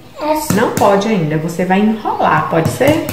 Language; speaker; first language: Portuguese; native; Portuguese